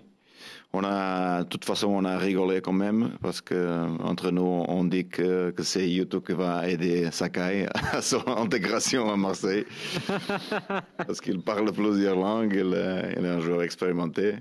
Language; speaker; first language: French; non-native, fluent; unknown